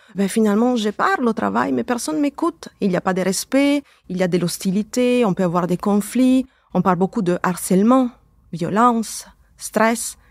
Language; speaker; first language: French; native; French